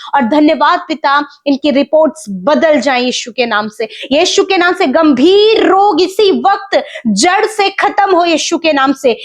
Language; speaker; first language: Hindi; native; Hindi